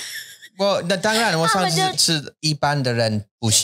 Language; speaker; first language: Chinese; non-native, learner; English